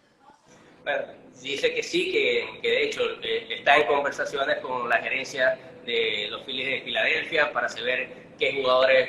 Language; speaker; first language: Spanish; native; Spanish